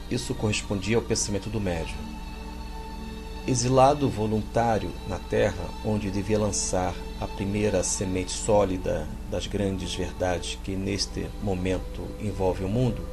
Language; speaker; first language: Portuguese; native; Portuguese